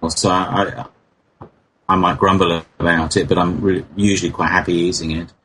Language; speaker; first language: English; native; English